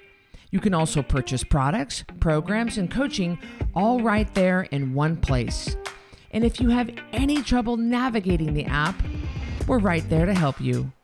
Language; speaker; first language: English; native; English